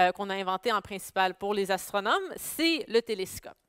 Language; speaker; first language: French; native; French